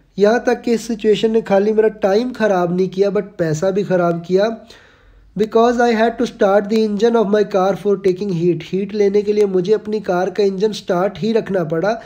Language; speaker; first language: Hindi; non-native, local second language; Punjabi